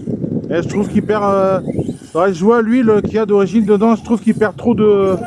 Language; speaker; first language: French; native; French